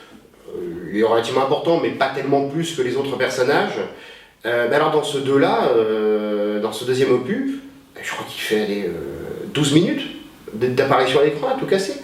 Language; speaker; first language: French; native; French